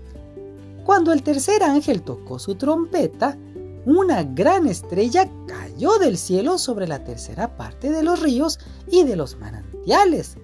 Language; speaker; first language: Spanish; native; Spanish